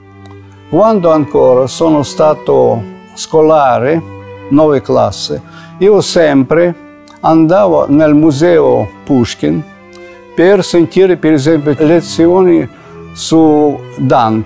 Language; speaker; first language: Italian; non-native, fluent; Russian